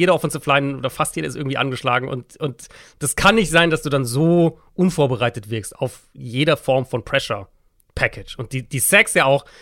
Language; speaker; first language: German; native; German